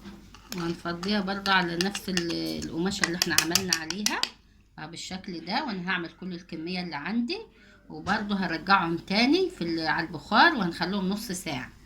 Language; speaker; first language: Arabic; native; Arabic